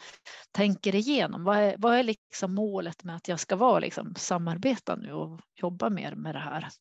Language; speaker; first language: Swedish; native; Swedish